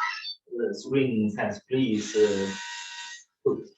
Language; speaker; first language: English; non-native, learner; Chinese